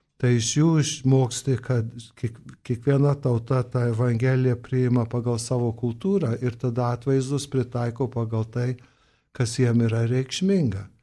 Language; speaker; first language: Lithuanian; early bilingual, heritage; Lithuanian